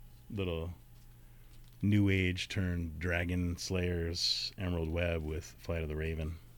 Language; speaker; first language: English; native; English